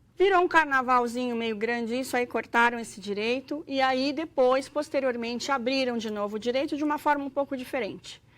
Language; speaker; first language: Portuguese; native; Portuguese